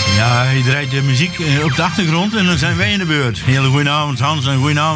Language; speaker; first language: Dutch; native; Dutch